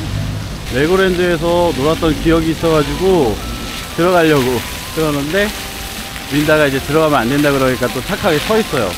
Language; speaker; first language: Korean; native; Korean